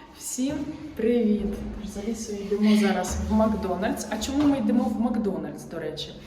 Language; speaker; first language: Ukrainian; native; Ukrainian